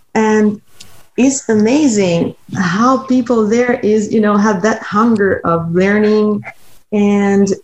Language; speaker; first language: English; non-native, fluent; Spanish